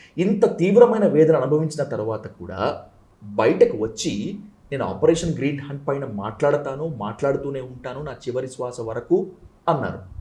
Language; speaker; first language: Telugu; native; Telugu